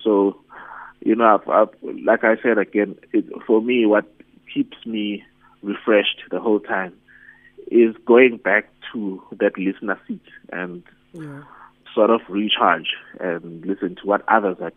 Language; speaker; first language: English; non-native, local second language; Zulu